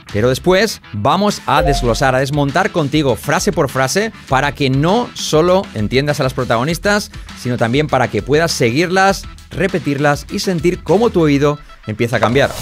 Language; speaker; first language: Spanish; native; Spanish